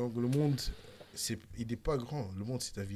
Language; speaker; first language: French; native; French